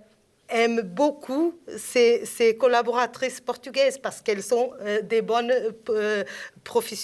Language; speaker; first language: French; non-native, fluent; Portuguese